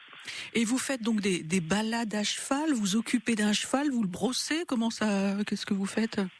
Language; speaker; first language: French; native; French